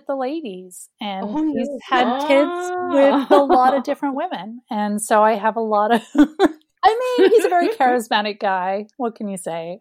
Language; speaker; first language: English; native; English